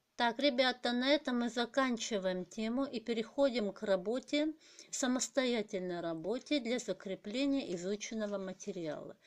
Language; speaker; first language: Russian; non-native, local second language; Kazakh